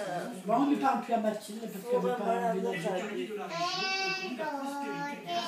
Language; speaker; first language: French; native; French